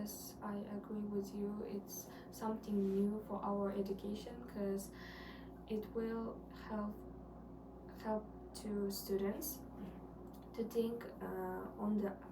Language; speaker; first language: English; non-native, learner; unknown